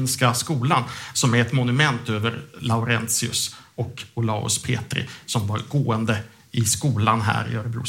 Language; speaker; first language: Swedish; native; Swedish